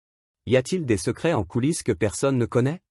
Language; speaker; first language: French; native; French